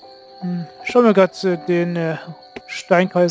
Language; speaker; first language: German; native; German